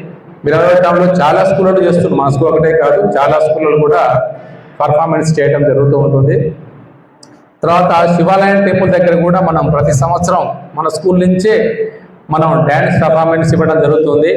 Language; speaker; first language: Telugu; native; Telugu